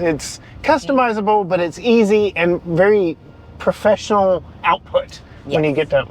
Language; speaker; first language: English; native; English